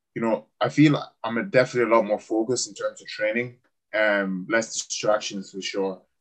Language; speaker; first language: English; native; English